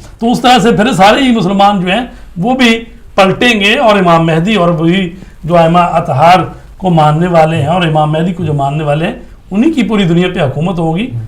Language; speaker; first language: Urdu; native; Urdu